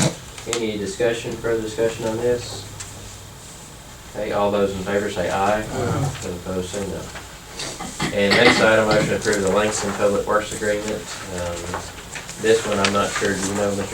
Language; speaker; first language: English; native; English